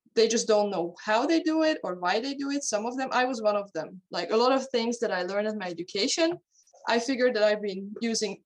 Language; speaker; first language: English; non-native, fluent; Hungarian